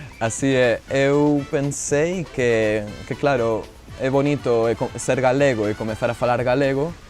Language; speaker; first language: Galician; non-native, local second language; Spanish